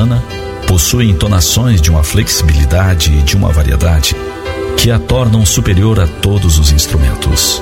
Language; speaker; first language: Portuguese; native; Portuguese